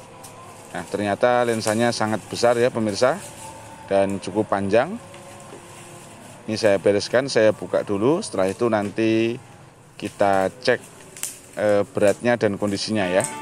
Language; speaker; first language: Indonesian; native; Indonesian